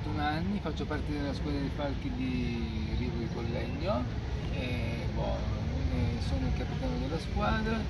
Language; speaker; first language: Italian; native; Italian